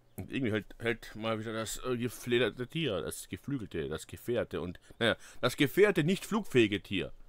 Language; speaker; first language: German; native; German